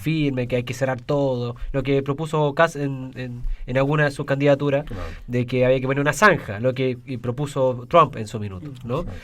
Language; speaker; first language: Spanish; native; Spanish